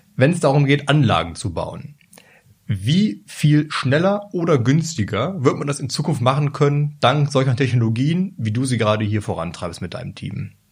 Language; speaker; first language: German; native; German